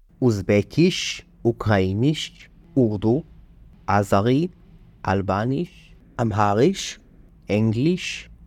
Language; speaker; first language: German; non-native, learner; Hebrew